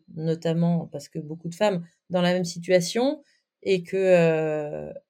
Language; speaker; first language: French; native; French